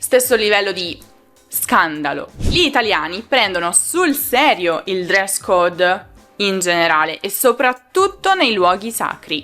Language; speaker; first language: Italian; native; Italian